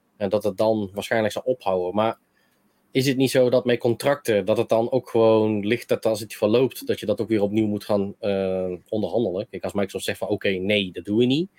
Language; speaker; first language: Dutch; native; Dutch